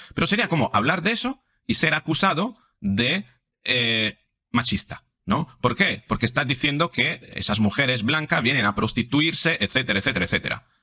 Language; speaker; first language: Spanish; non-native, fluent; Italian